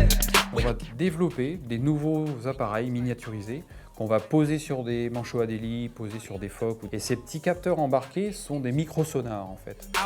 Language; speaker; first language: French; native; French